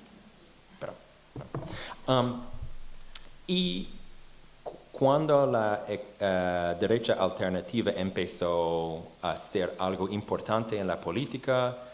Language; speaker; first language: Spanish; non-native, fluent; English